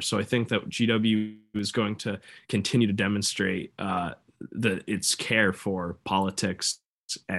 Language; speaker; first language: English; native; English